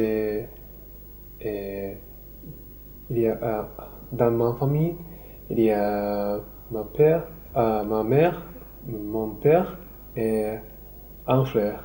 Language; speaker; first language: French; non-native, learner; Japanese